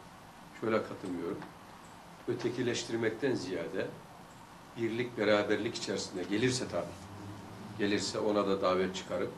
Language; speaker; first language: Turkish; native; Turkish